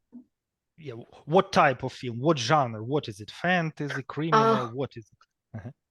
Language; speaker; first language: English; non-native, fluent; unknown